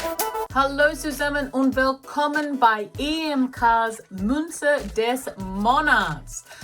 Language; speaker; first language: German; non-native, learner; English